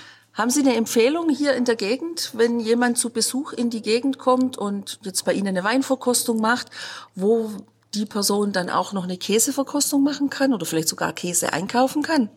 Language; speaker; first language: German; native; German